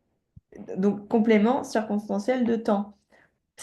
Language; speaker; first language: French; native; French